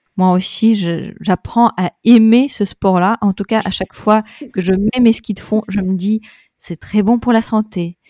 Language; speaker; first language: French; non-native, fluent; Russian